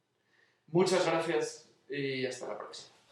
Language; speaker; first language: Spanish; native; Spanish